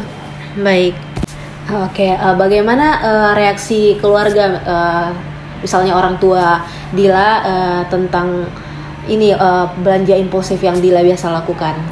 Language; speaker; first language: Indonesian; native; Indonesian